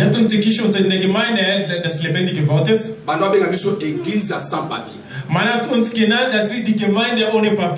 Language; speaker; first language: German; non-native, learner; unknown